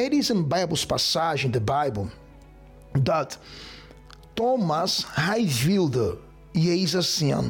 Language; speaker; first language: Dutch; non-native, fluent; Portuguese